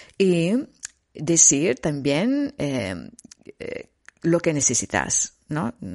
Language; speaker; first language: Spanish; non-native, fluent; Italian